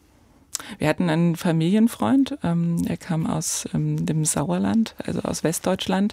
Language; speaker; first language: German; native; German